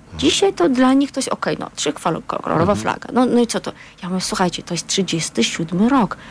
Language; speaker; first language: Polish; non-native, fluent; Azerbaijani